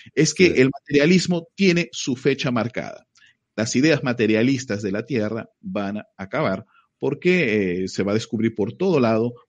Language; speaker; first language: Spanish; native; Spanish